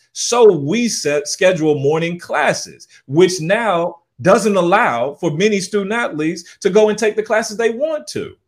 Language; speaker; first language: English; native; English